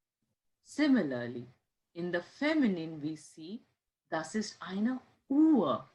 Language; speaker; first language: German; non-native, fluent; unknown